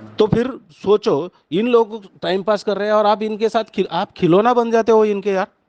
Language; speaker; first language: Hindi; non-native, local second language; Marathi